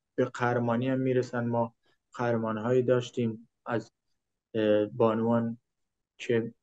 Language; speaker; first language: Persian; native; Persian